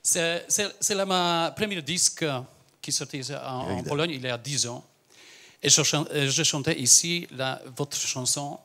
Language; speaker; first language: French; non-native, learner; Polish